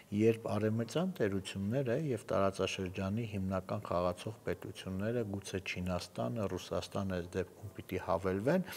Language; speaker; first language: Armenian; native; Armenian